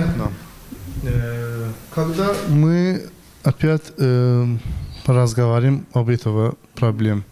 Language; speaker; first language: Russian; non-native, local second language; Azerbaijani